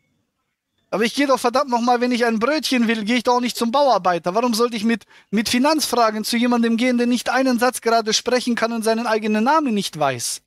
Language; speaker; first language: German; native; German